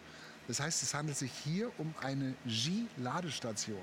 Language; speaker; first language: German; native; German